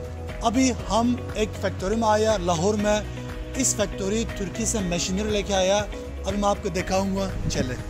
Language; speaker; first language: Hindi; non-native, learner; Turkish